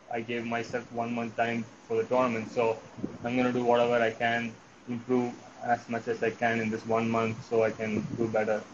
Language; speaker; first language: English; non-native, local second language; Tamil